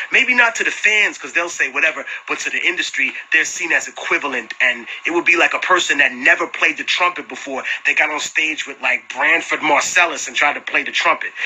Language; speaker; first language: English; early bilingual, other home language; Spanish